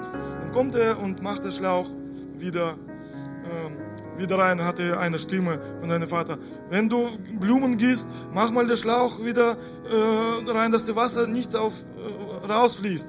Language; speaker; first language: German; non-native, fluent; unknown